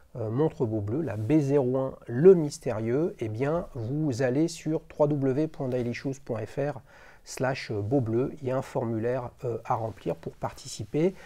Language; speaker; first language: French; native; French